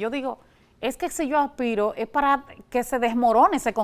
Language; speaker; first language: Spanish; native; Spanish